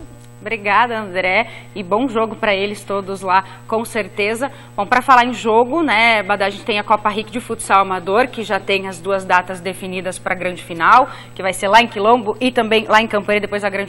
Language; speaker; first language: Portuguese; native; Portuguese